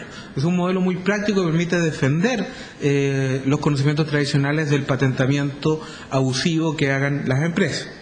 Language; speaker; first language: Spanish; native; Spanish